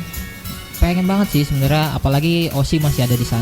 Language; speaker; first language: Indonesian; native; Indonesian